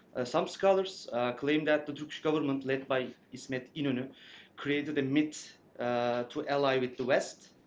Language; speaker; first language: English; non-native, fluent; Turkish